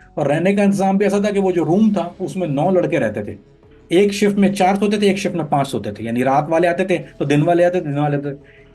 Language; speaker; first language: Urdu; native; Urdu